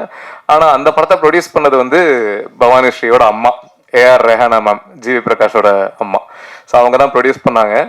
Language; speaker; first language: Tamil; native; Tamil